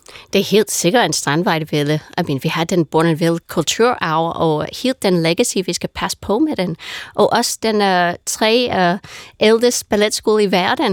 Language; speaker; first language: Danish; non-native, fluent; English